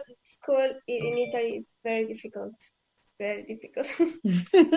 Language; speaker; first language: English; non-native, learner; Italian